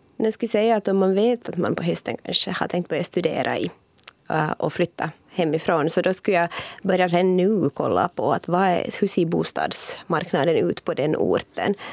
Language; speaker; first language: Swedish; native; Swedish